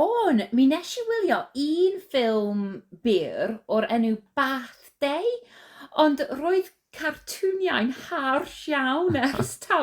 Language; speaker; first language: Welsh; non-native, learner; English